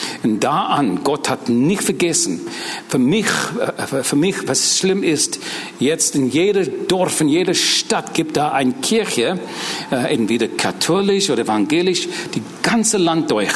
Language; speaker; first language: German; non-native, learner; English